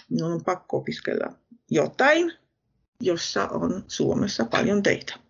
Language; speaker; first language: Finnish; non-native, fluent; Polish